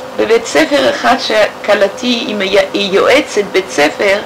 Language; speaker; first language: Hebrew; non-native, fluent; French